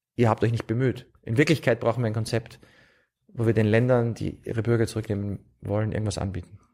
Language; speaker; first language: German; native; German